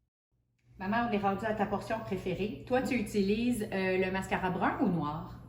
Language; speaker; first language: French; native; French